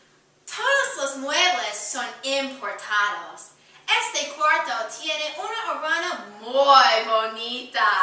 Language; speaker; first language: Spanish; non-native, learner; English